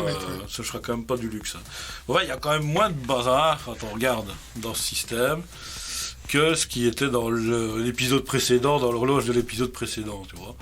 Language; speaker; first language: French; native; French